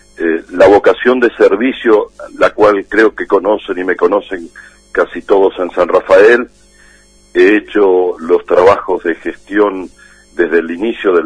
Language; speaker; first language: Spanish; native; Spanish